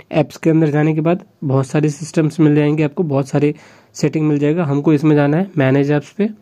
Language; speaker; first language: Hindi; native; Hindi